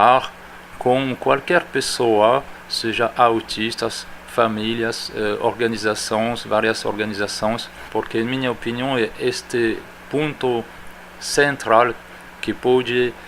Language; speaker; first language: Portuguese; non-native, fluent; French